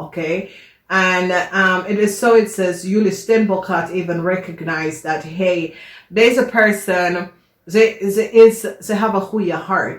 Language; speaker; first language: Dutch; non-native, learner; English